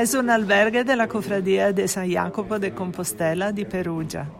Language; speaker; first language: Spanish; non-native, learner; Italian